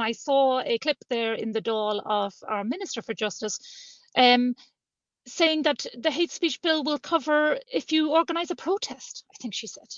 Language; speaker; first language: English; native; English